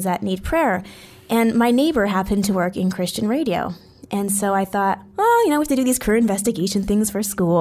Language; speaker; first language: English; native; English